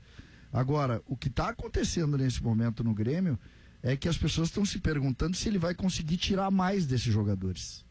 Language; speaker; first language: Portuguese; native; Portuguese